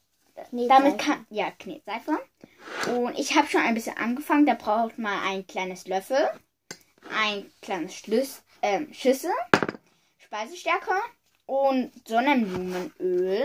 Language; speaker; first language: German; early bilingual, other home language; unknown